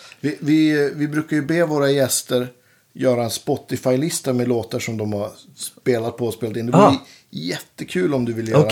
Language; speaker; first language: Swedish; native; Swedish